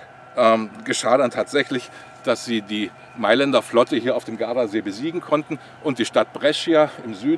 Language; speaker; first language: German; native; German